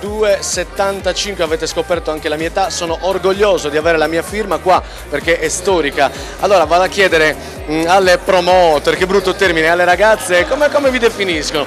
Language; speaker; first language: Italian; native; Italian